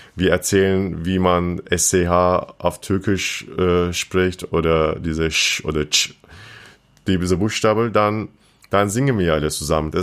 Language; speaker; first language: German; non-native, fluent; Turkish